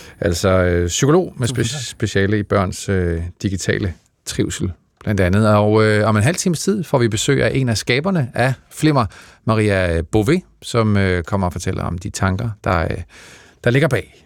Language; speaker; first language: Danish; native; Danish